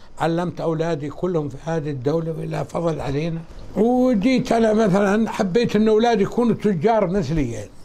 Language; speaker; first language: Arabic; native; Arabic